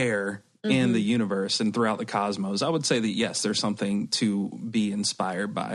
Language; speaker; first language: English; native; English